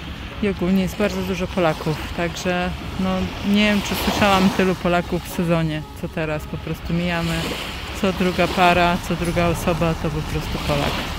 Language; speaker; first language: Polish; native; Polish